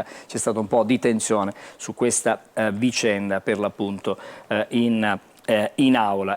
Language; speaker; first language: Italian; native; Italian